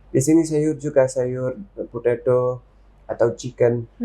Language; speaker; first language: Indonesian; non-native, learner; Urdu